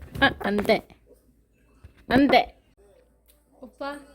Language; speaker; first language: Korean; non-native, learner; Turkish